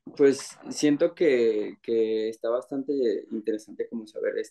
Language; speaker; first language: Spanish; native; Spanish